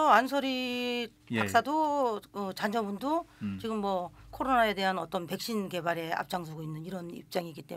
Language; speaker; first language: Korean; native; Korean